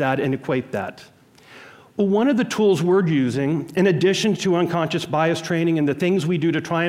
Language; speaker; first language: English; native; English